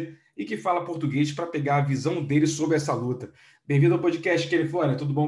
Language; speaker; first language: Portuguese; native; Portuguese